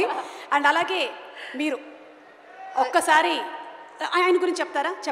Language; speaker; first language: Telugu; native; Telugu